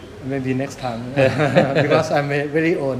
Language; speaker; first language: English; non-native, learner; Thai